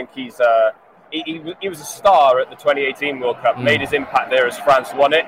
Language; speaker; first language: English; native; English